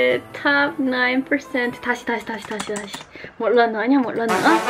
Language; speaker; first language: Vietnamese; non-native, fluent; Korean